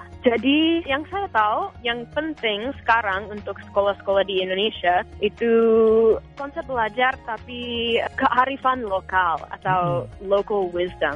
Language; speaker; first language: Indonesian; non-native, fluent; English